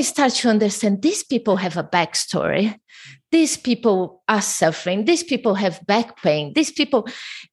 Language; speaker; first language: English; non-native, fluent; Portuguese